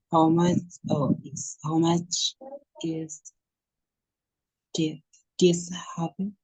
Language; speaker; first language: English; non-native, learner; Indonesian